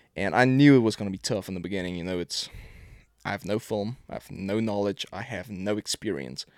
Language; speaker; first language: English; non-native, local second language; Afrikaans